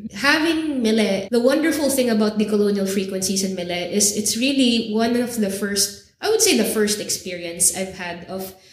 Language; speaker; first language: English; native; English